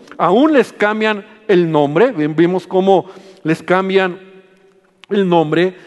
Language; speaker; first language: Spanish; native; Spanish